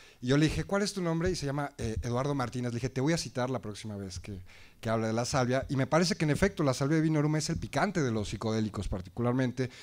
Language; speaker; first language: Spanish; native; Spanish